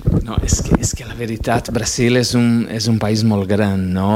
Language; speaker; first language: Catalan; non-native, fluent; Portuguese